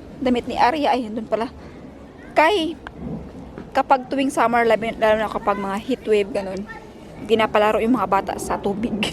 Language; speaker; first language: Filipino; non-native, local second language; Cebuano